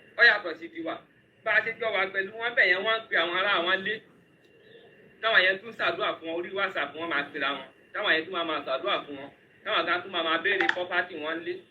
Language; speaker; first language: Yoruba; non-native, local second language; Fula